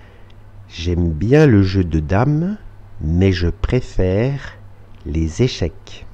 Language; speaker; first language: French; non-native, fluent; Russian